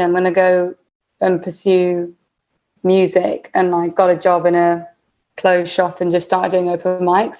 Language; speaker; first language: English; native; English